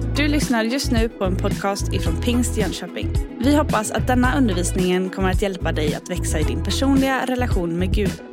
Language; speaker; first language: Swedish; native; Swedish